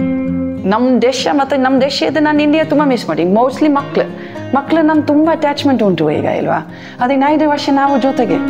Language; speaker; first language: Kannada; non-native, learner; Dutch